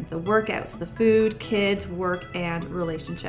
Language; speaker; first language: English; native; English